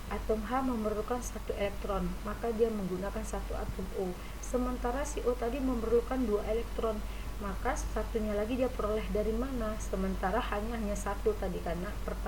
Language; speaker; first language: Indonesian; native; Indonesian